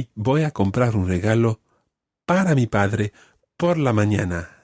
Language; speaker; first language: Spanish; non-native, fluent; English